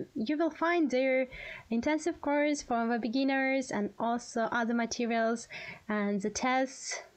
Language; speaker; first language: English; non-native, fluent; Russian